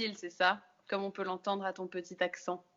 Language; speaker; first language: French; native; French